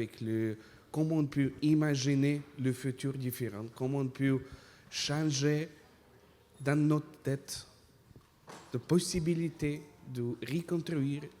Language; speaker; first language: French; non-native, fluent; Russian